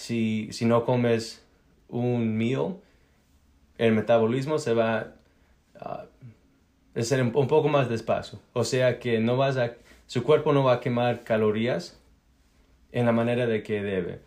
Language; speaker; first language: Spanish; early bilingual, heritage; Spanish